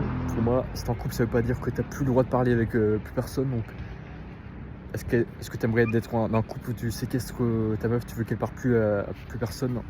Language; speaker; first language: French; native; French